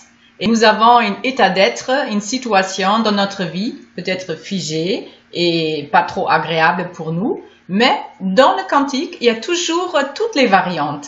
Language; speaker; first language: French; non-native, fluent; German